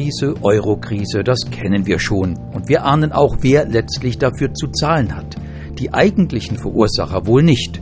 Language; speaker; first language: German; native; German